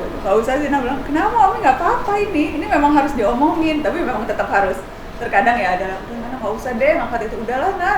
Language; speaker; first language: Indonesian; native; Indonesian